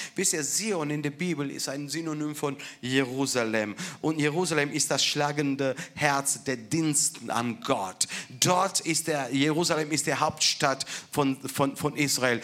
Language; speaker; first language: German; non-native, fluent; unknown